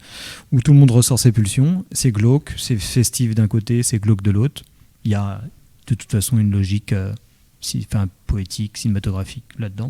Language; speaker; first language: French; native; French